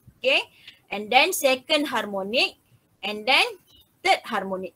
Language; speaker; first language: English; non-native, local second language; Malay